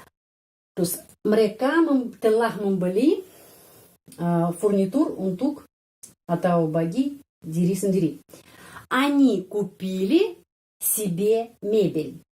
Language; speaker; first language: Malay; non-native, fluent; Russian